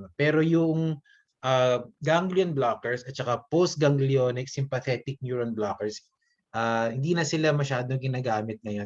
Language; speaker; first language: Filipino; native; Filipino